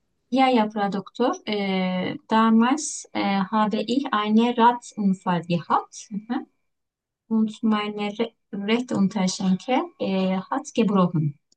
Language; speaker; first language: German; non-native, learner; Turkish